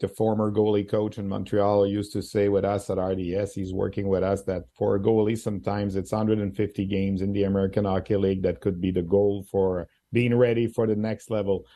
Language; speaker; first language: English; non-native, fluent; French